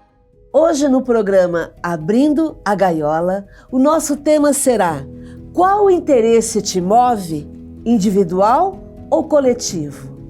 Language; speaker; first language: Portuguese; native; Portuguese